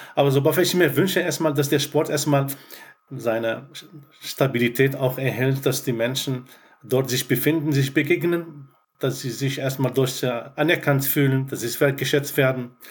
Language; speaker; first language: German; non-native, fluent; Arabic